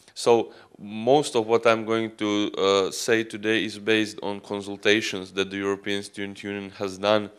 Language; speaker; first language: English; non-native, fluent; Croatian